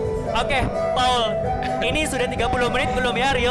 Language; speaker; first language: Indonesian; native; Indonesian